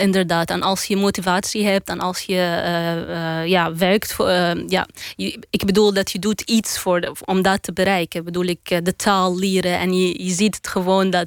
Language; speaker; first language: Dutch; non-native, learner; Arabic